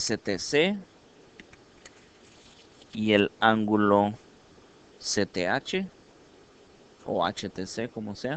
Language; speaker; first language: Spanish; early bilingual, heritage; Spanish